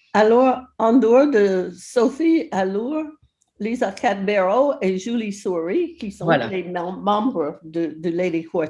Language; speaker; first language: French; non-native, fluent; English